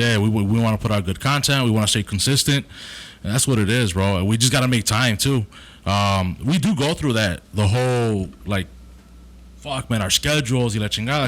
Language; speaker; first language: English; early bilingual, other home language; Spanish